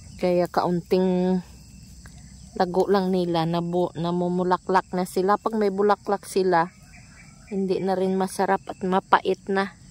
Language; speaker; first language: Filipino; non-native, local second language; Cebuano